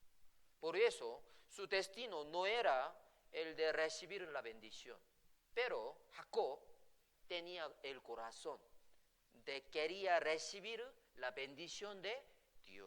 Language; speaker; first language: Spanish; non-native, fluent; Korean